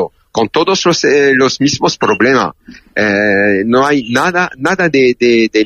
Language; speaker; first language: Spanish; non-native, learner; French